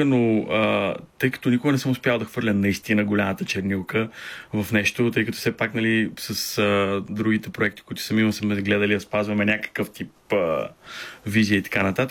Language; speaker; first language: Bulgarian; native; Bulgarian